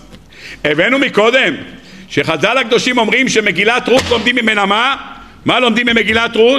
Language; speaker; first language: Hebrew; native; Hebrew